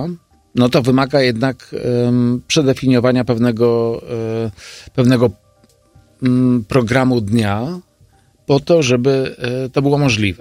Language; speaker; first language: Polish; native; Polish